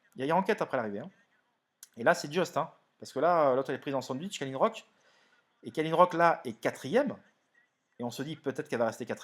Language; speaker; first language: French; native; French